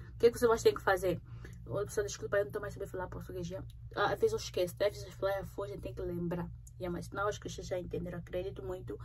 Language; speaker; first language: Portuguese; native; Portuguese